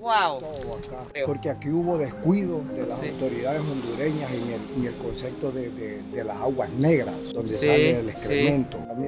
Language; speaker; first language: Spanish; native; Spanish